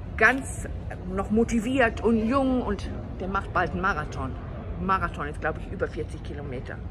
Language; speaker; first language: German; non-native, fluent; English